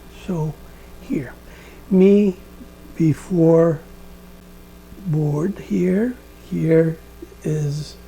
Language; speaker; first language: English; non-native, learner; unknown